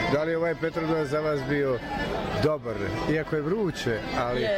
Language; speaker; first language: Croatian; native; Croatian